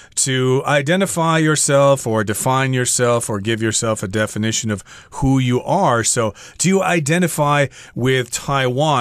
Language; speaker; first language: English; native; English